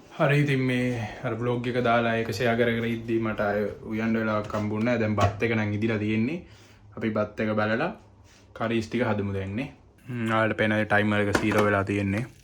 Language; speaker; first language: Sinhala; native; Sinhala